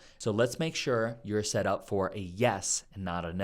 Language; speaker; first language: English; native; English